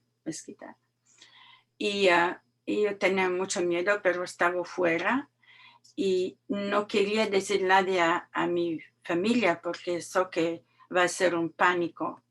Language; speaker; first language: Spanish; non-native, learner; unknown